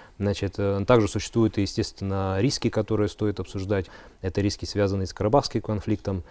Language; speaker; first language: Russian; native; Russian